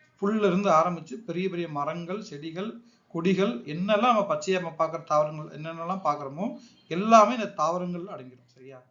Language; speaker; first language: Tamil; native; Tamil